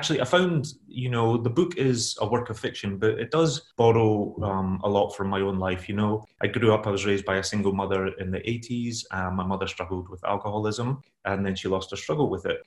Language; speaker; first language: English; native; English